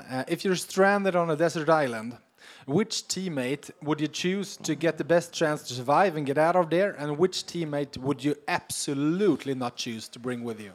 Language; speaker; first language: English; non-native, fluent; Swedish